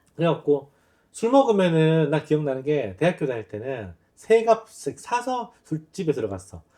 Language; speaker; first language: Korean; native; Korean